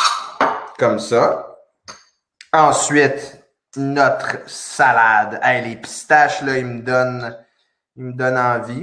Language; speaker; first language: French; native; French